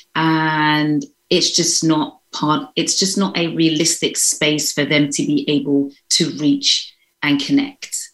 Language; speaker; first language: English; native; English